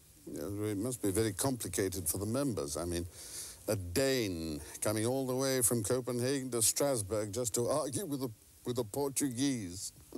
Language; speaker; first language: English; native; English